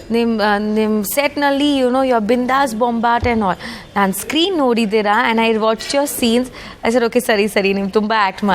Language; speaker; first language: Kannada; non-native, learner; Punjabi